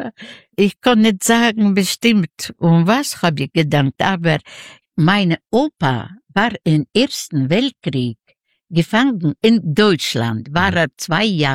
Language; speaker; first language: German; non-native, learner; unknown